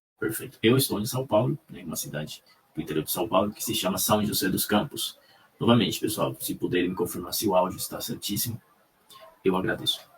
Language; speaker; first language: Portuguese; non-native, fluent; Spanish